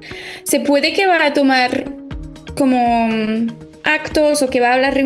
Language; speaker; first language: Spanish; non-native, fluent; French